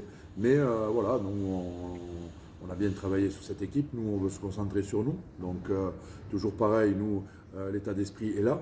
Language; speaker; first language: French; native; French